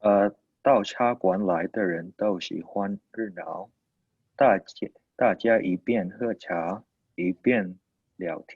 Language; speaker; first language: Chinese; non-native, learner; English